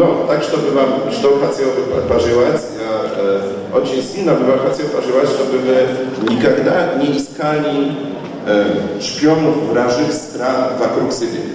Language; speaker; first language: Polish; non-native, learner; Russian